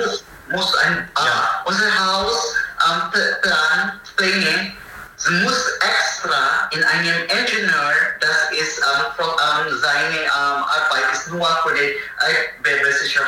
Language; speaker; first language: German; non-native, learner; Filipino